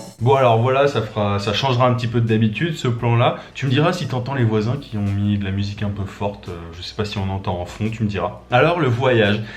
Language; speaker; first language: French; native; French